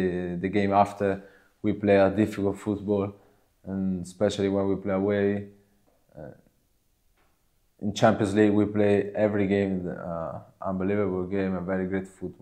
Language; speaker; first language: English; non-native, learner; Italian